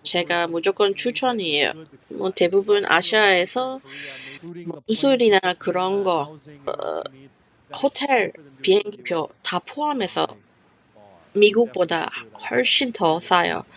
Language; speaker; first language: Korean; non-native, fluent; English